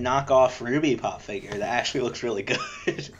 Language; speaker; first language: English; native; English